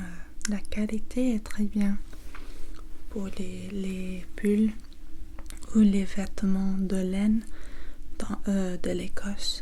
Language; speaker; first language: French; non-native, learner; English